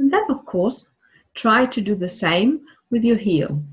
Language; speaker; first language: English; non-native, fluent; German